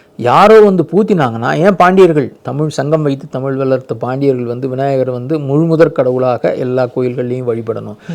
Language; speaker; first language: Tamil; native; Tamil